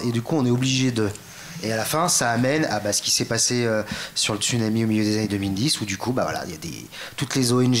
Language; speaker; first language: French; native; French